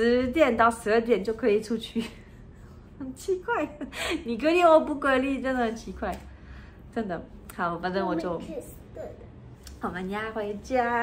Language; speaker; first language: Chinese; non-native, fluent; French